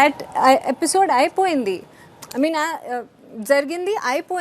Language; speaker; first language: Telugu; non-native, learner; Hindi